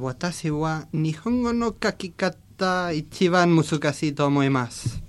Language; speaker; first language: Japanese; non-native, learner; Spanish